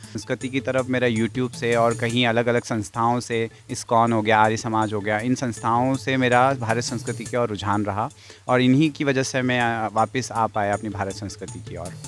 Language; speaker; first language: Hindi; non-native, fluent; English